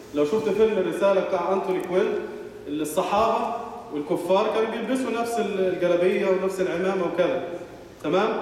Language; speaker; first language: Arabic; native; Arabic